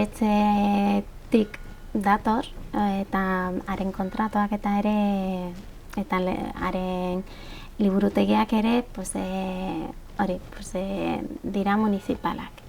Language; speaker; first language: Basque; non-native, local second language; Spanish